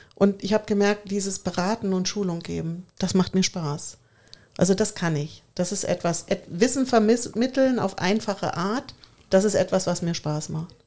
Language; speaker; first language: German; native; German